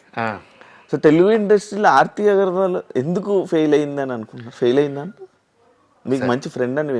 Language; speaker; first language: Telugu; native; Telugu